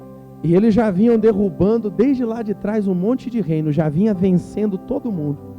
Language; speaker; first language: Portuguese; native; Portuguese